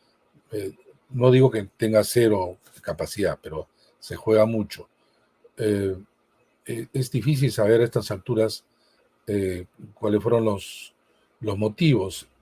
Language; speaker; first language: Spanish; native; Spanish